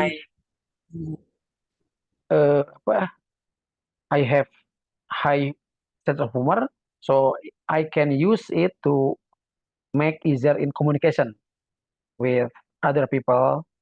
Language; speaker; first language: English; non-native, learner; Indonesian